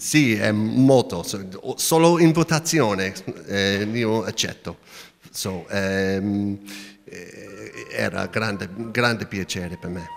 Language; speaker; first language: Italian; non-native, learner; English